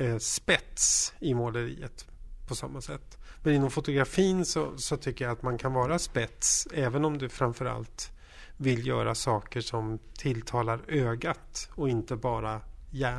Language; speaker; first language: Swedish; native; Swedish